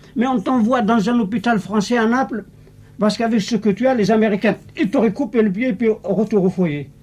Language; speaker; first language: French; non-native, local second language; Arabic